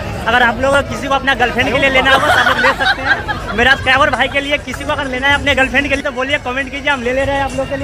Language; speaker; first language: Hindi; native; Hindi